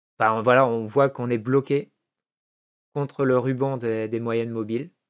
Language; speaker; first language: French; native; French